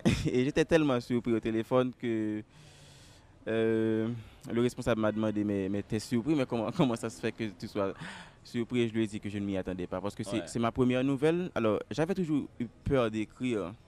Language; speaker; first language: French; native; French